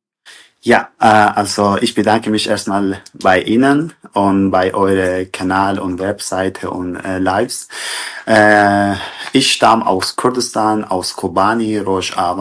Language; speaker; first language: German; non-native, fluent; Kurdish